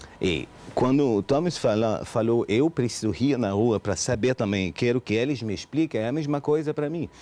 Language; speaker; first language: Portuguese; non-native, fluent; French